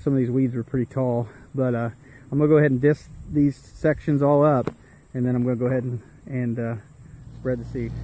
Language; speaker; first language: English; native; English